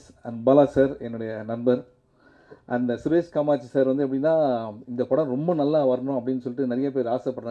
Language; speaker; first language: Tamil; native; Tamil